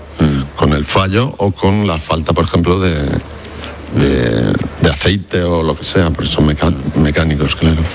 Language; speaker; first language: Spanish; native; Spanish